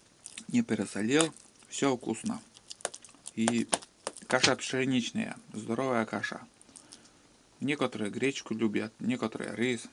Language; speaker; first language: Russian; native; Russian